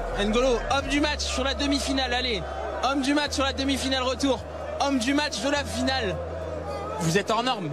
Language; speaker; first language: French; native; French